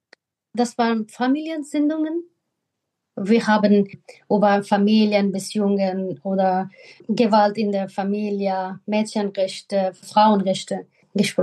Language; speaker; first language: German; non-native, fluent; Persian